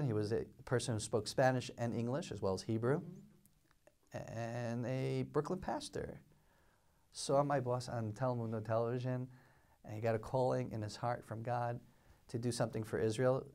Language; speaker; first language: English; native; English